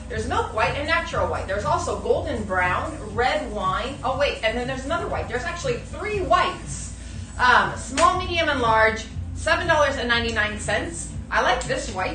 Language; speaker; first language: English; native; English